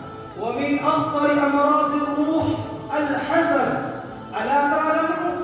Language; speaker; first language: Arabic; non-native, learner; Urdu